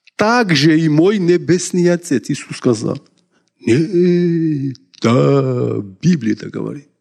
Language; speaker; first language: Russian; non-native, local second language; Georgian